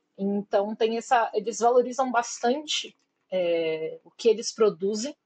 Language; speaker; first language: Portuguese; native; Portuguese